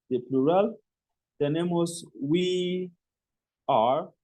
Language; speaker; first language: Spanish; non-native, fluent; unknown